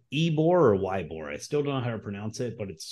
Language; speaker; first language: English; native; English